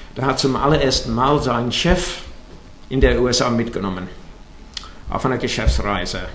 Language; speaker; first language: German; non-native, fluent; English